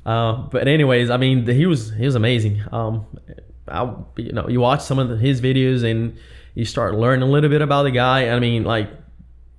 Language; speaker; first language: English; non-native, fluent; Portuguese